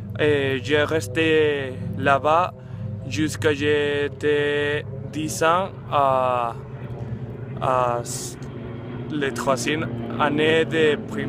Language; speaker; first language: French; non-native, learner; Spanish